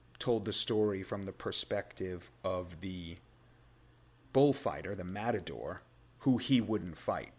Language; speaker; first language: English; native; English